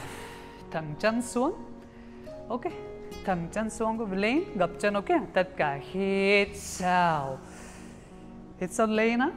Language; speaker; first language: Vietnamese; non-native, learner; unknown